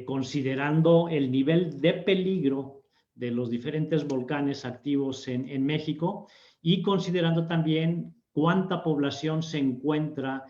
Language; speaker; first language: Spanish; native; Spanish